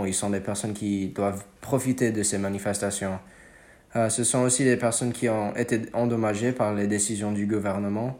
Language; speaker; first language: French; non-native, fluent; English